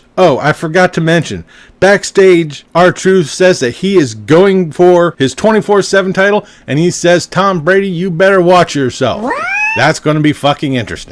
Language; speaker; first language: English; native; English